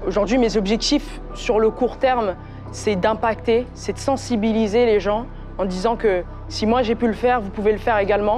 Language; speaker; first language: French; native; French